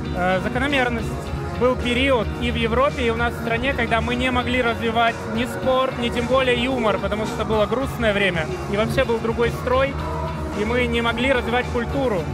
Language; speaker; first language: Russian; native; Russian